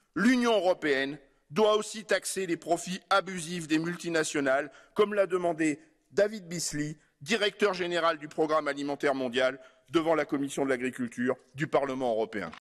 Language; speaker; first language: French; native; French